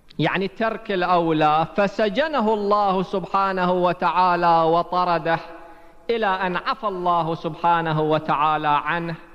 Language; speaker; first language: Arabic; native; Arabic